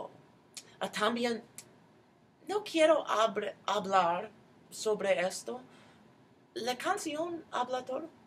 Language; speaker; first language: Spanish; non-native, learner; English